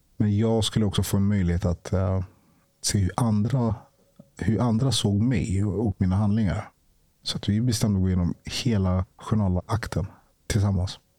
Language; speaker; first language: Swedish; early bilingual, other home language; Ganda